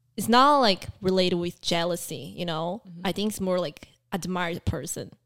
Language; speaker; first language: English; early bilingual, other home language; Portuguese